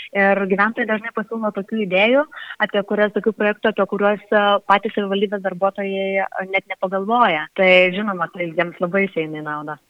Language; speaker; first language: Lithuanian; native; Lithuanian